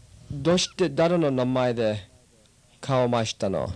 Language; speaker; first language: Japanese; early bilingual, heritage; English